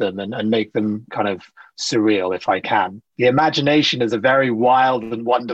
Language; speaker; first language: English; native; English